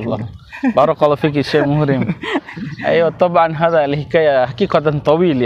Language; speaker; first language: Arabic; non-native, learner; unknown